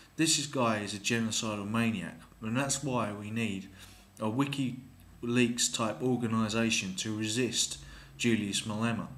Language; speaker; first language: English; native; English